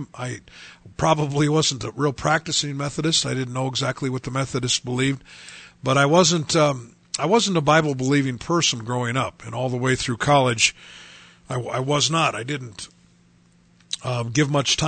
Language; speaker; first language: English; native; English